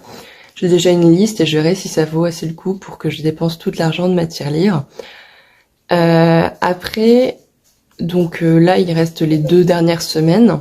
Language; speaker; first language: French; native; French